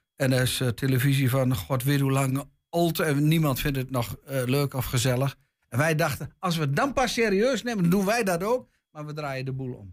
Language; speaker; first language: Dutch; native; Dutch